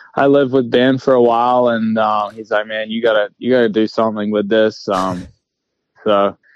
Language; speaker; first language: English; native; English